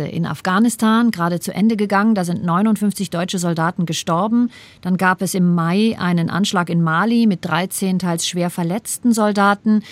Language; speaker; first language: German; native; German